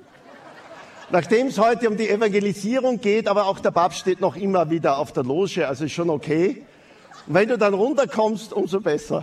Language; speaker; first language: German; native; German